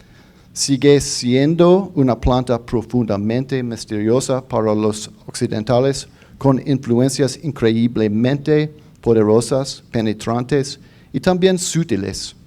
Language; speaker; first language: Spanish; non-native, fluent; English